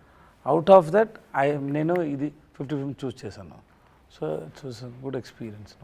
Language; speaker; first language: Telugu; non-native, learner; Tamil